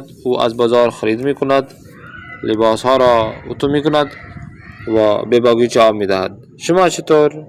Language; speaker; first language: Persian; non-native, fluent; Urdu